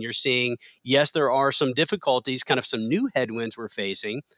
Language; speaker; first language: English; native; English